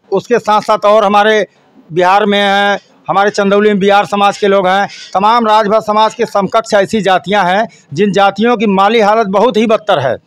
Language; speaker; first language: Hindi; native; Hindi